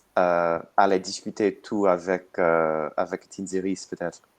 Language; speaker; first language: French; non-native, learner; English